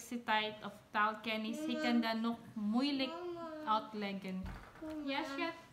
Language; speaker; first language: Dutch; non-native, learner; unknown